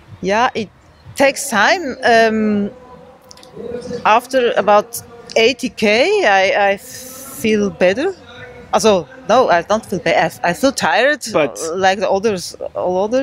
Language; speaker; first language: English; non-native, learner; German